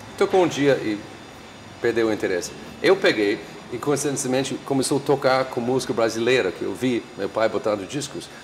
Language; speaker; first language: Portuguese; non-native, fluent; English